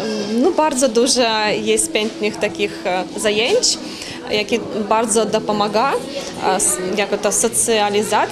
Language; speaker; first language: Polish; non-native, learner; Ukrainian